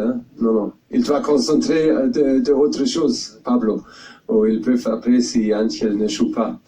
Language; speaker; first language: French; non-native, fluent; German